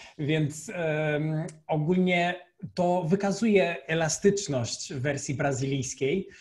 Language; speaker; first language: Polish; non-native, fluent; Portuguese